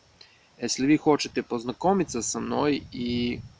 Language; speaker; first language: Russian; non-native, learner; Serbian